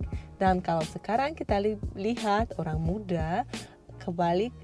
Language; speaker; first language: Indonesian; non-native, fluent; Russian